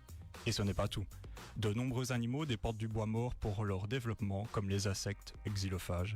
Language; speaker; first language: French; native; French